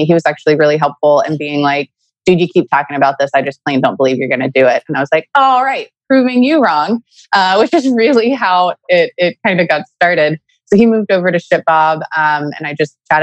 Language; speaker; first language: English; native; English